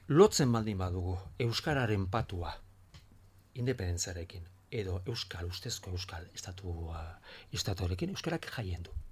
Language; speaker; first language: Basque; non-native, local second language; Spanish